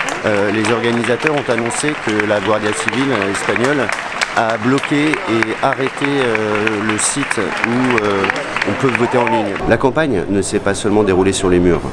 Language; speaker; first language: French; native; French